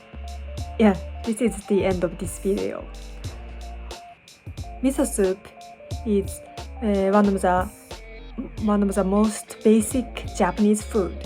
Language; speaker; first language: English; non-native, learner; Japanese